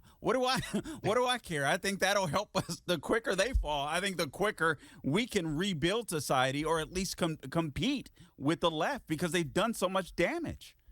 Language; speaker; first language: English; native; English